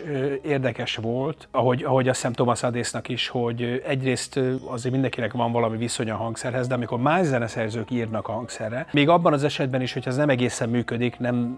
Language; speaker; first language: Hungarian; native; Hungarian